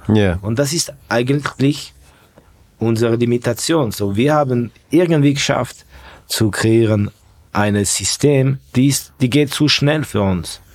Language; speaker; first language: German; non-native, fluent; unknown